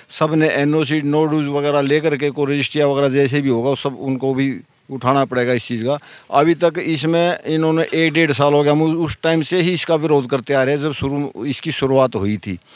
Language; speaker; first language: Hindi; native; Hindi